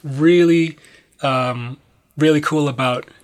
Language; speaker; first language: English; native; English